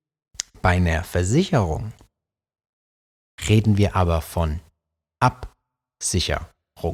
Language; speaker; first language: German; native; German